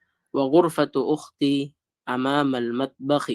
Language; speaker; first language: Arabic; non-native, fluent; Filipino